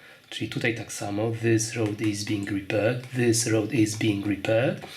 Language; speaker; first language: English; non-native, fluent; Polish